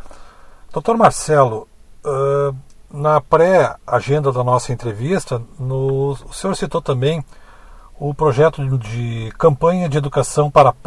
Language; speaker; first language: Portuguese; native; Portuguese